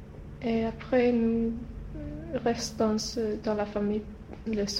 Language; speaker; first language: French; non-native, learner; Swedish